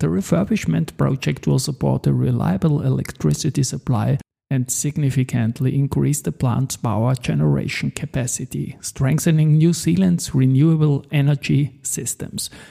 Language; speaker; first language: English; non-native, fluent; German